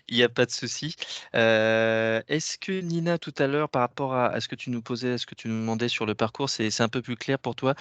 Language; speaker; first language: French; native; French